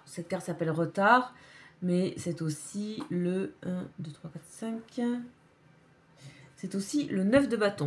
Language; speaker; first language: French; native; French